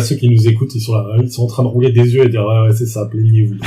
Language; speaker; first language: French; native; French